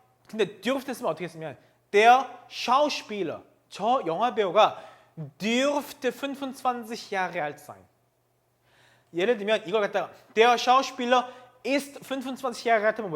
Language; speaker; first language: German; non-native, fluent; Korean